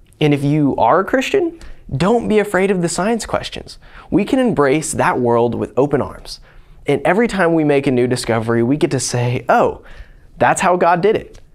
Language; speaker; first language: English; native; English